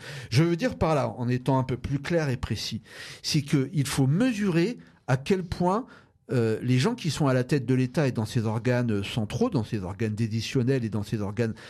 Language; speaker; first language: French; native; French